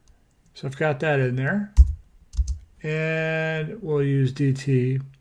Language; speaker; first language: English; native; English